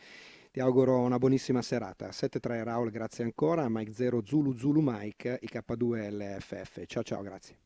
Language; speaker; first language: Italian; native; Italian